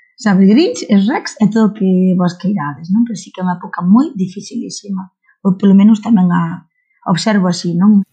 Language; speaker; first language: Galician; non-native, local second language; Spanish